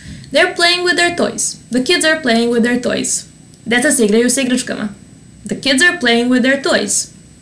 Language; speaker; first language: English; non-native, fluent; Serbian